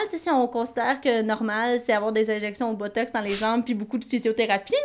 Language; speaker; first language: French; native; French